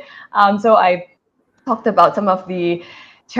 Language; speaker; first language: English; native; English